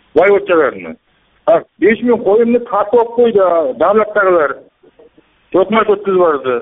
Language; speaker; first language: Uzbek; non-native, local second language; Kazakh